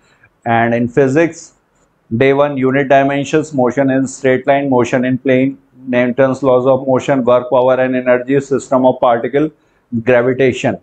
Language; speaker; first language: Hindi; native; Hindi